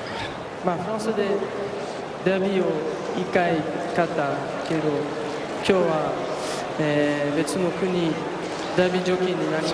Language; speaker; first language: Japanese; non-native, learner; French